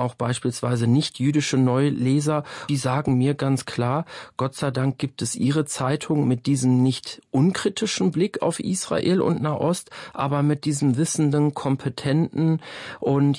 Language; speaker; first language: German; native; German